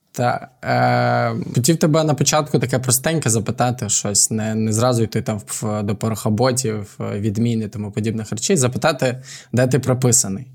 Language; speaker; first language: Ukrainian; native; Ukrainian